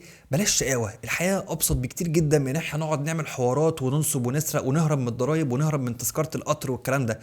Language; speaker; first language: Arabic; native; Arabic